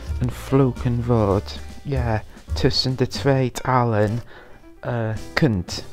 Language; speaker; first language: Dutch; non-native, learner; English